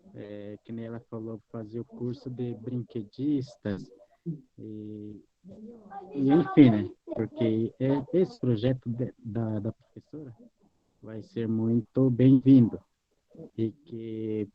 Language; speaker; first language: Portuguese; non-native, local second language; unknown